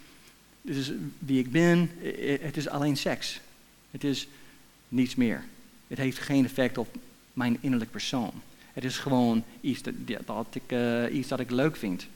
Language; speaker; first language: Dutch; non-native, fluent; English